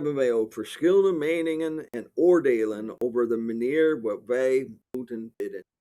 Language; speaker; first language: Dutch; non-native, fluent; English